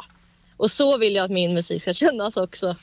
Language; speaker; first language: Swedish; native; Swedish